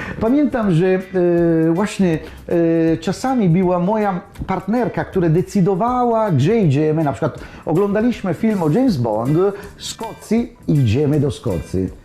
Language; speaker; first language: Polish; non-native, learner; Italian